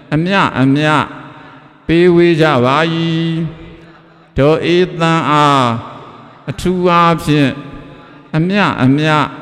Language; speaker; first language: Burmese; native; Burmese